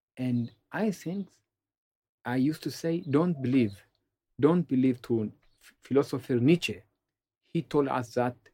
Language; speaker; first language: English; non-native, learner; Amharic